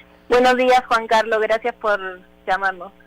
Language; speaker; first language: Spanish; native; Spanish